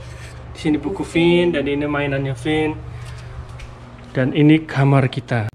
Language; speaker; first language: Indonesian; native; Indonesian